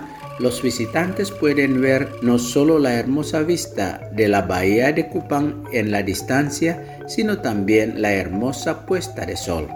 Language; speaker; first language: Spanish; non-native, fluent; Indonesian